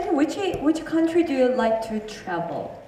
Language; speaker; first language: English; non-native, learner; Korean